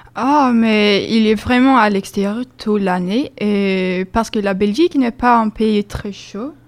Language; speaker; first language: French; non-native, learner; Swedish